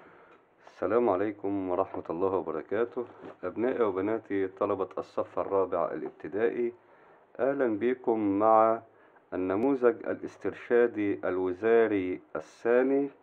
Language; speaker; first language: Arabic; native; Arabic